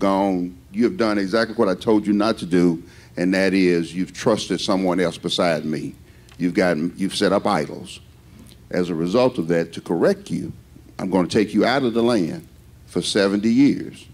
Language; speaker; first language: English; native; English